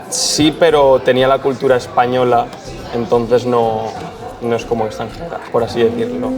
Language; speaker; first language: Spanish; native; Spanish